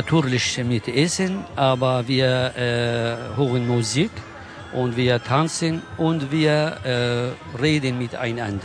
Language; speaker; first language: German; non-native, learner; Kurdish